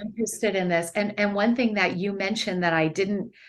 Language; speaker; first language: English; native; English